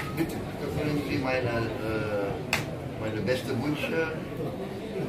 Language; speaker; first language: German; non-native, fluent; Indonesian